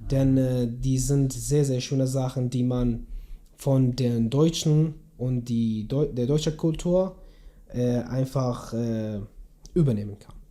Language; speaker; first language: German; non-native, learner; Kurdish